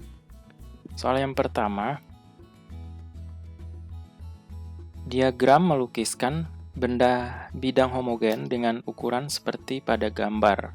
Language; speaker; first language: Indonesian; native; Indonesian